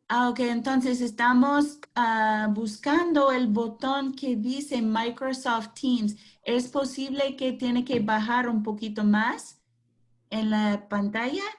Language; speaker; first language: Spanish; non-native, fluent; English